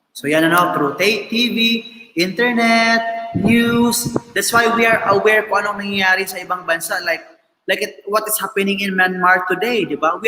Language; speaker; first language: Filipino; non-native, local second language; Hiligaynon